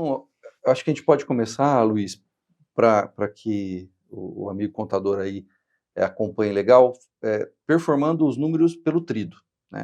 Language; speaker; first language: Portuguese; native; Portuguese